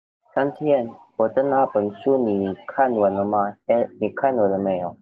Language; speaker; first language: Chinese; non-native, learner; Indonesian